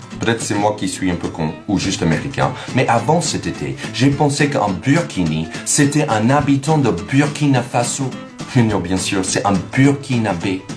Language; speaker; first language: French; non-native, fluent; English